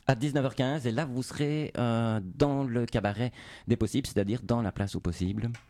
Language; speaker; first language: French; native; French